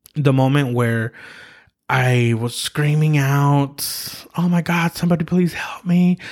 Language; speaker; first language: English; early bilingual, other home language; Spanish